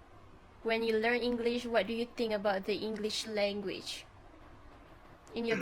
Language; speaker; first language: English; non-native, fluent; Malay